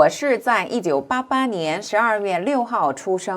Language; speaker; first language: Chinese; non-native, fluent; Korean